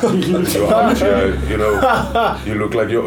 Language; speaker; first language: English; native; English